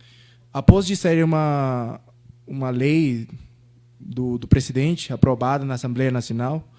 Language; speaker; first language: Portuguese; non-native, fluent; Spanish